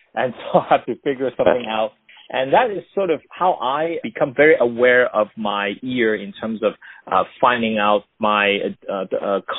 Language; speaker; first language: English; non-native, local second language; Cantonese